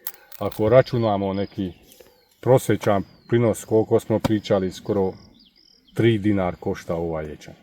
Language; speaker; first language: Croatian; non-native, local second language; Hungarian